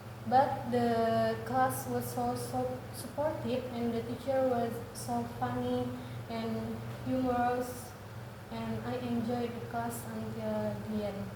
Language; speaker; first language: English; non-native, learner; Indonesian